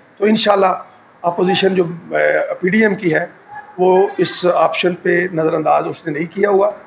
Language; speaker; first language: Urdu; non-native, local second language; Punjabi